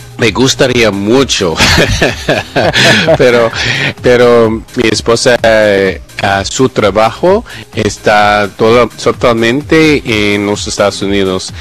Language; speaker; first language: Spanish; non-native, learner; English